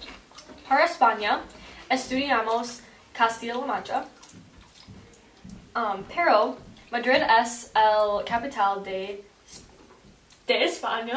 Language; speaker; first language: Spanish; non-native, learner; English